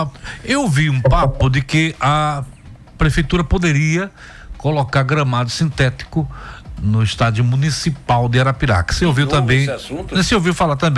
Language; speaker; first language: Portuguese; native; Portuguese